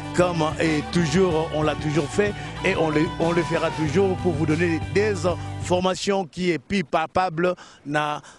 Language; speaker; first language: French; non-native, local second language; Lingala